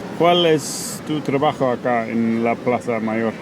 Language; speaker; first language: Spanish; non-native, learner; English